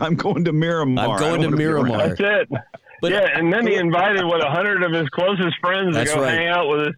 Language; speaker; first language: English; native; English